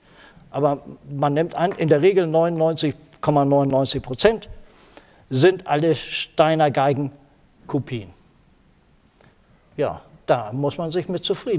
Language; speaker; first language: German; native; German